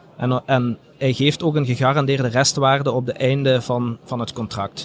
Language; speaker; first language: Dutch; native; Dutch